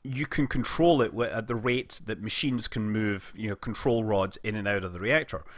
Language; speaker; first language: English; native; English